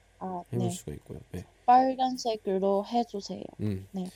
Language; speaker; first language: Korean; non-native, learner; Chinese